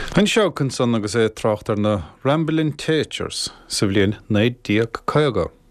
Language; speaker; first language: Irish; native; Irish